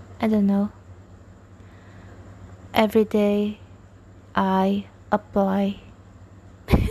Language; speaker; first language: English; non-native, learner; Indonesian